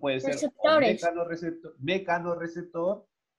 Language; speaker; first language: Spanish; native; Spanish